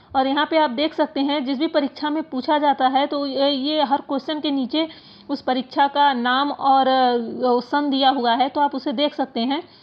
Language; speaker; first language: Hindi; native; Hindi